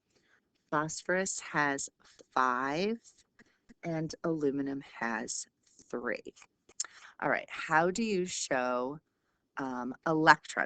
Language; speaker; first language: English; native; English